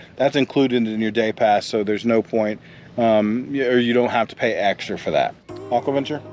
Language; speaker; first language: English; native; English